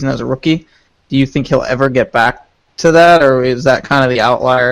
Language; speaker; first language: English; native; English